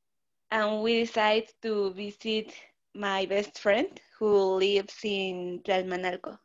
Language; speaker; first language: English; non-native, learner; Spanish